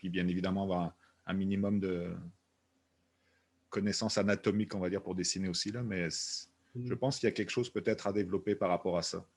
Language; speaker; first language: French; native; French